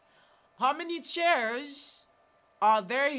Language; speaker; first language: English; non-native, fluent; Haitian Creole